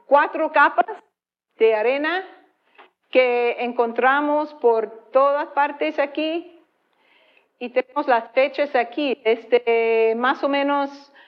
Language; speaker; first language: Spanish; non-native, fluent; English